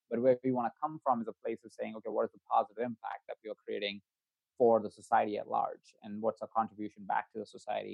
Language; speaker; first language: English; non-native, local second language; Hindi